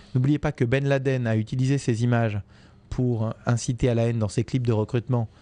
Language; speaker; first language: French; native; French